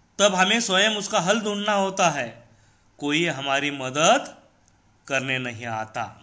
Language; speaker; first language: Hindi; non-native, local second language; Marathi